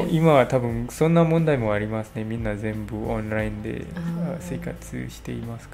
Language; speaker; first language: Japanese; non-native, learner; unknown